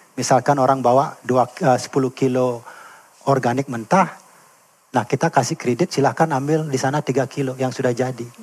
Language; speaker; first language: Indonesian; native; Indonesian